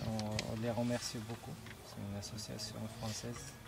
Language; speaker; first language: French; non-native, local second language; Arabic